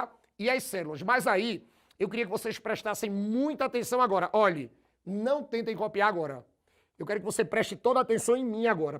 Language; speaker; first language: Portuguese; native; Portuguese